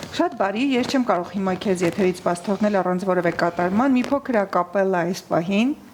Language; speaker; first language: Armenian; native; Armenian